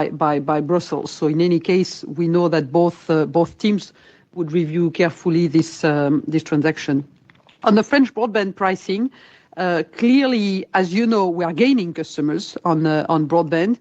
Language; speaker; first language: English; non-native, fluent; French